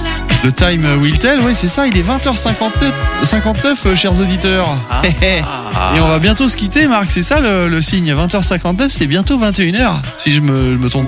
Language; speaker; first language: French; native; French